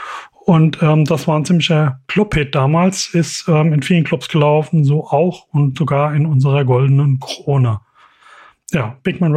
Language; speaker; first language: German; native; German